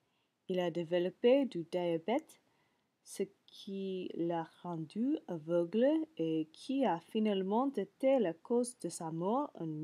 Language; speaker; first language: French; non-native, learner; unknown